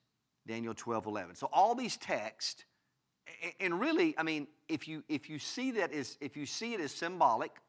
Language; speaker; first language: English; native; English